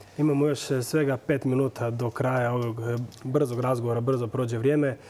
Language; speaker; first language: Croatian; native; Croatian